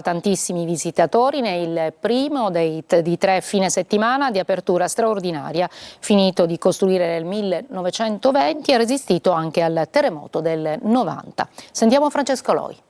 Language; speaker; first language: Italian; native; Italian